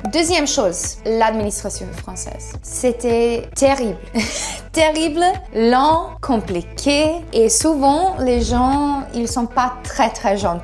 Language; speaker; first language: French; non-native, learner; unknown